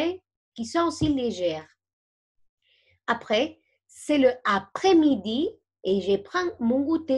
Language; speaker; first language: French; non-native, fluent; Spanish